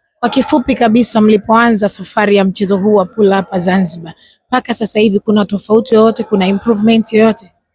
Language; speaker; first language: Swahili; native; Swahili